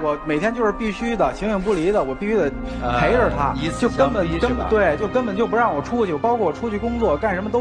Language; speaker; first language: Chinese; native; Chinese